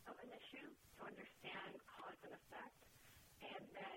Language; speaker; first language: English; non-native, local second language; Filipino